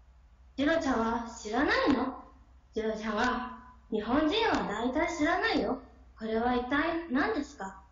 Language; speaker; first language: Japanese; non-native, learner; Chinese